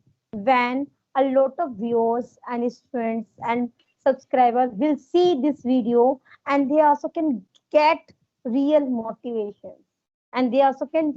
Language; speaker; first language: English; non-native, learner; Hindi